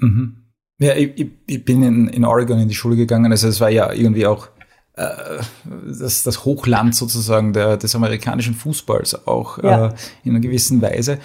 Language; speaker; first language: German; native; German